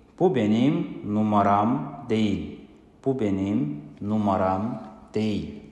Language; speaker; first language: Turkish; non-native, fluent; Kazakh